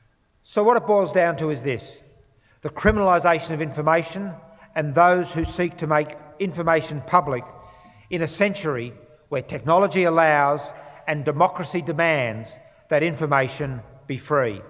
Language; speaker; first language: English; native; English